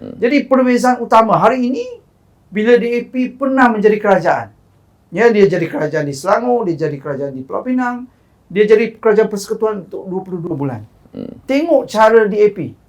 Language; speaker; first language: Malay; non-native, local second language; Chinese